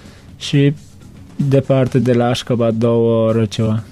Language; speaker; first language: Romanian; non-native, learner; Turkmen